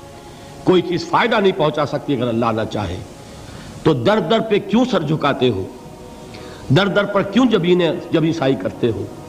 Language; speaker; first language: Urdu; native; Urdu